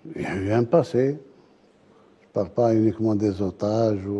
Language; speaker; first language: French; non-native, local second language; Arabic